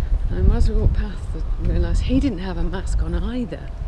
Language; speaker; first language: English; native; English